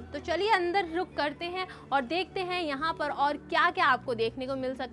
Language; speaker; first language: Hindi; native; Hindi